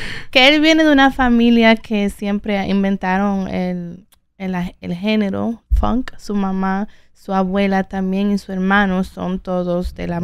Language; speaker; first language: Spanish; native; Spanish